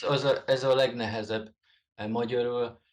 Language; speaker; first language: Hungarian; non-native, learner; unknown